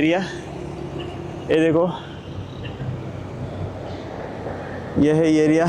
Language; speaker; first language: Hindi; non-native, local second language; Marathi